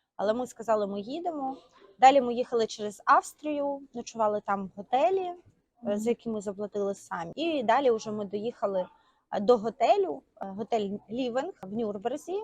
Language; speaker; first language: Ukrainian; native; Ukrainian